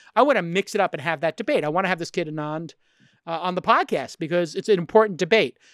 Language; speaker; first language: English; native; English